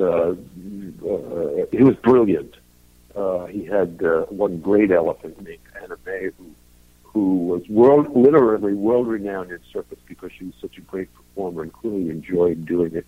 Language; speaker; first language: English; native; English